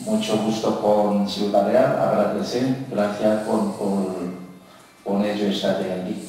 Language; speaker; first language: Spanish; non-native, learner; Korean